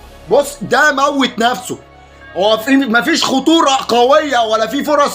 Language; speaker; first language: Arabic; native; Arabic